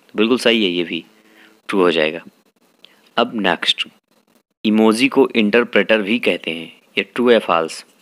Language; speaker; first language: Hindi; native; Hindi